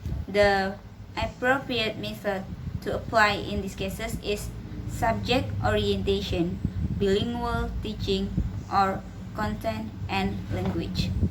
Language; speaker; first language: English; non-native, learner; Indonesian